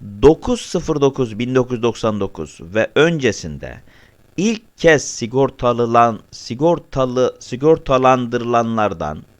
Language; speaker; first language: Turkish; native; Turkish